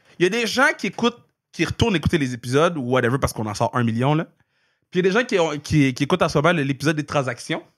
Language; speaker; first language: French; native; French